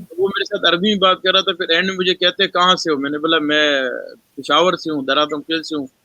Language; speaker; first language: Urdu; non-native, local second language; Pashto